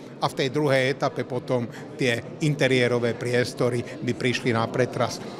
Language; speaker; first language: Slovak; native; Slovak